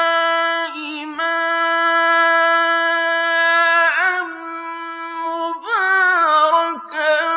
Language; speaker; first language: Arabic; native; Arabic